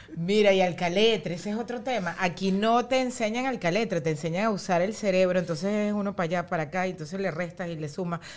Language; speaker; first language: Spanish; native; Spanish